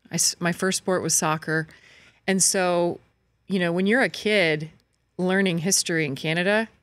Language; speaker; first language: English; native; English